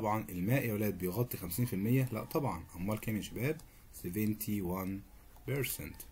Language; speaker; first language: Arabic; native; Arabic